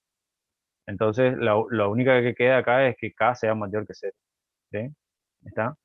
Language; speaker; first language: Spanish; native; Spanish